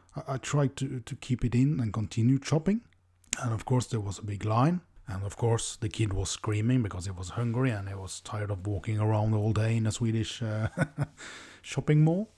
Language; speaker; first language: English; non-native, fluent; Norwegian